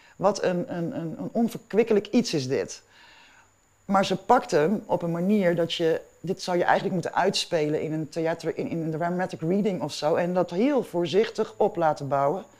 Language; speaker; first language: Dutch; non-native, local second language; Papiamento